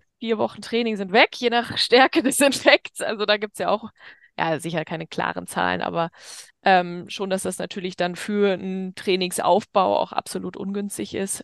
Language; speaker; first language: German; native; German